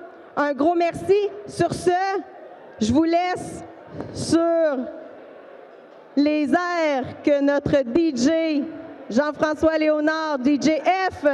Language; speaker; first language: French; native; French